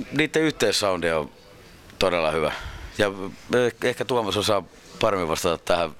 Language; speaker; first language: Finnish; native; Finnish